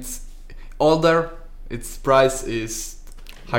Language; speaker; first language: English; non-native, learner; Polish